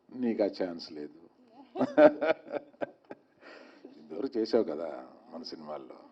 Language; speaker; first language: Telugu; native; Telugu